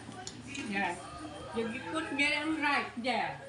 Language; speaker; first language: English; non-native, learner; Filipino